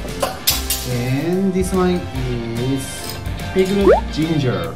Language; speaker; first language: English; non-native, local second language; Filipino